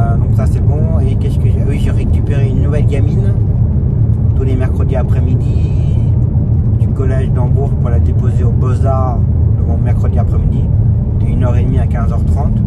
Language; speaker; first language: French; native; French